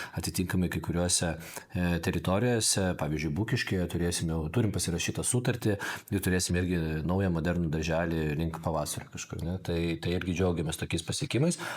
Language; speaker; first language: Lithuanian; non-native, local second language; Polish